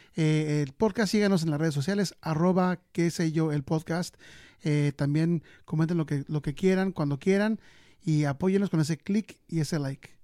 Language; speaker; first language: Spanish; early bilingual, heritage; Spanish